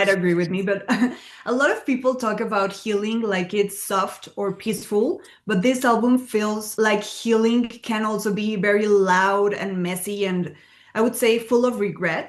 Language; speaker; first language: English; non-native, fluent; Spanish